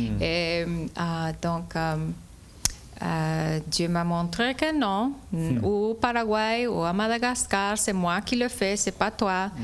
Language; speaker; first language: French; non-native, fluent; English